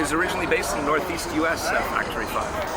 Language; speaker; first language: English; native; English